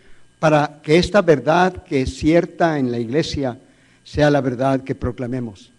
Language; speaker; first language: Spanish; native; Spanish